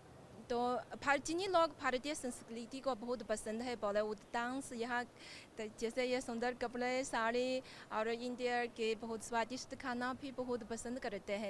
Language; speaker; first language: Hindi; non-native, fluent; Chinese